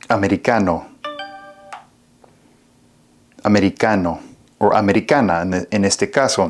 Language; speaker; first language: Spanish; non-native, fluent; English